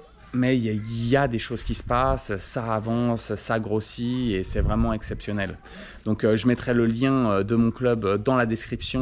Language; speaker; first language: French; native; French